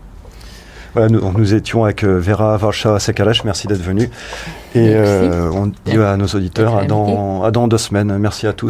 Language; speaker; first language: French; native; French